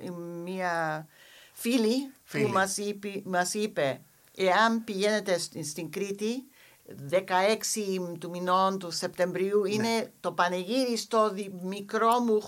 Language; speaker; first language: Greek; non-native, fluent; English